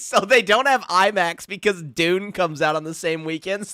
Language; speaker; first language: English; native; English